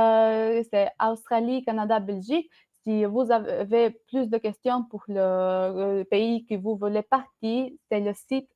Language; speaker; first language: French; non-native, learner; Albanian